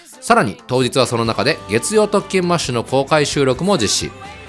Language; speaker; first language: Japanese; native; Japanese